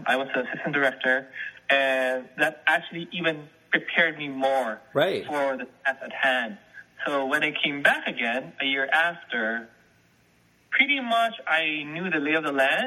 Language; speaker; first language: English; non-native, local second language; Filipino